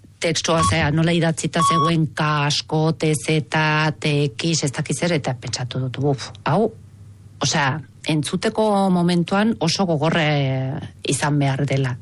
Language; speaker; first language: Basque; non-native, fluent; Swiss German